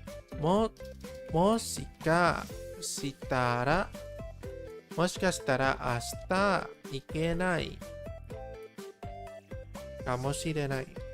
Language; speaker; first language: Japanese; non-native, learner; English